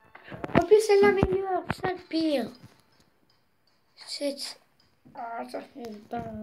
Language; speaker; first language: French; native; French